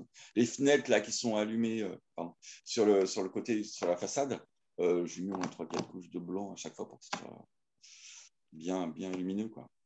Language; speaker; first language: French; native; French